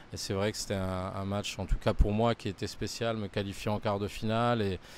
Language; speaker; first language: French; native; French